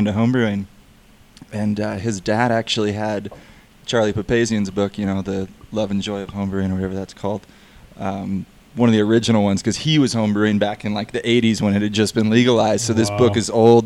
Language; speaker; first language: English; native; English